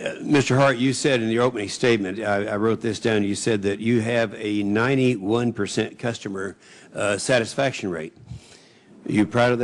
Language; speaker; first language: English; native; English